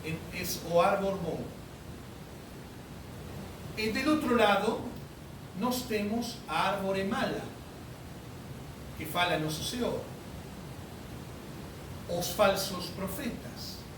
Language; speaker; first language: Spanish; non-native, learner; Portuguese